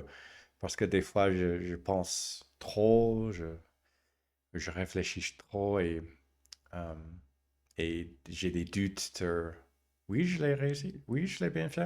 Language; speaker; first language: French; non-native, learner; English